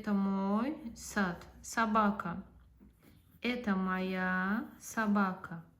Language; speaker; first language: Russian; non-native, fluent; Azerbaijani